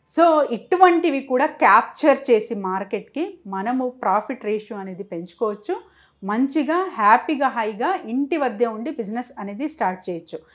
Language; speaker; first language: Telugu; non-native, local second language; Urdu